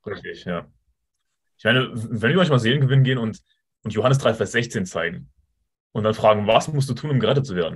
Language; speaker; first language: German; native; German